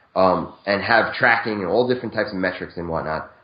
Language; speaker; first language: English; native; English